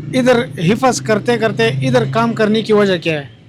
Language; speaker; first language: Urdu; native; Urdu